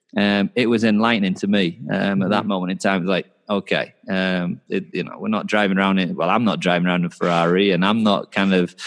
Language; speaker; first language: English; native; English